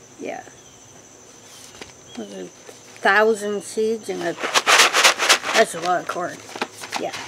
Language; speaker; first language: English; native; English